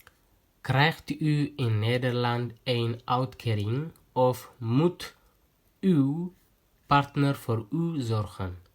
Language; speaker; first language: Dutch; non-native, learner; Tigrinya